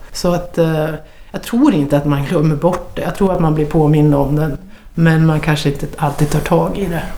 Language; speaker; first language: Swedish; native; Swedish